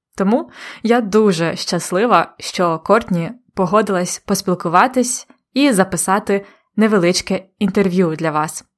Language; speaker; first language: Ukrainian; native; Ukrainian